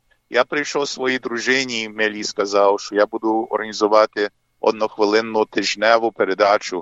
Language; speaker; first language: Ukrainian; early bilingual, heritage; English